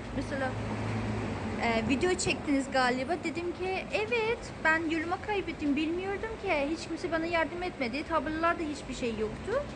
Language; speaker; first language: Turkish; non-native, fluent; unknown